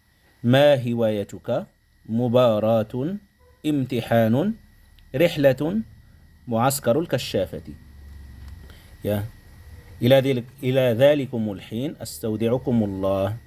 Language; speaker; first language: Arabic; non-native, fluent; Indonesian